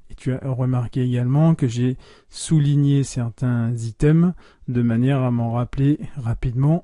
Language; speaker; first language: French; native; French